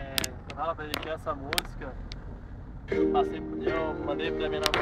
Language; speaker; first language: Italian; non-native, learner; Portuguese